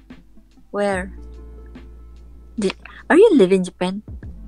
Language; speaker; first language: English; non-native, learner; Indonesian